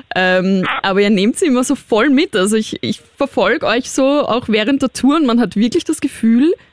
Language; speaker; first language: German; native; German